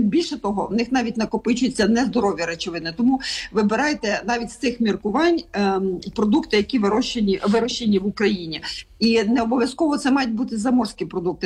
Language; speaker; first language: Ukrainian; native; Ukrainian